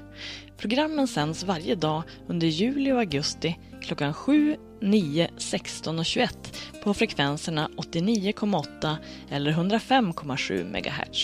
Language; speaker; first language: Swedish; native; Swedish